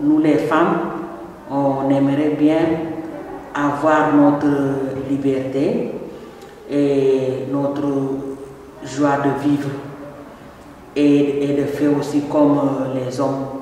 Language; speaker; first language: French; non-native, fluent; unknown